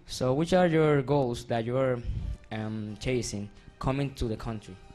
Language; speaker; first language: English; non-native, fluent; Spanish